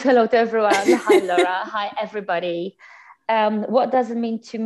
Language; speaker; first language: English; non-native, fluent; Polish